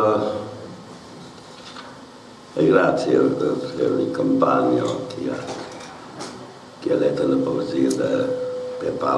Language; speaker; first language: Italian; non-native, learner; English